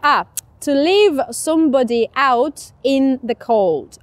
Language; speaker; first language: English; non-native, fluent; Russian